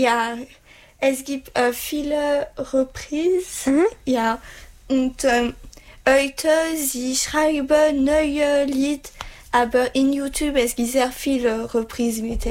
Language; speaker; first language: German; non-native, learner; French